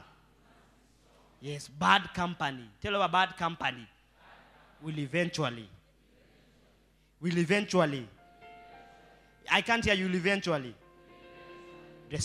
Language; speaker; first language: English; non-native, local second language; Swahili